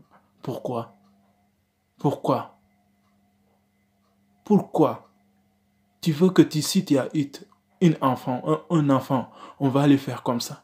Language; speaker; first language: French; non-native, learner; Wolof